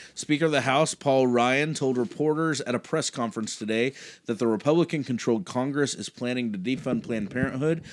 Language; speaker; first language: English; native; English